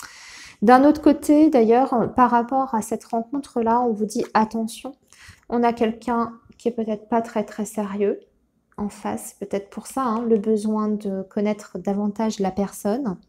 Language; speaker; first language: French; native; French